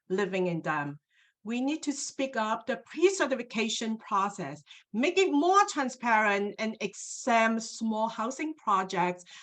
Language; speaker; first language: English; non-native, local second language; Cantonese